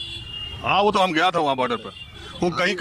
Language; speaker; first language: Hindi; native; Hindi